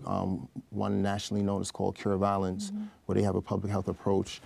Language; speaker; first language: English; native; English